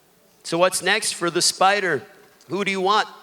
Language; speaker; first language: English; native; English